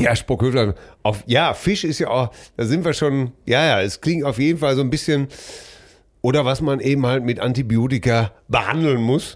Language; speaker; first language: German; native; German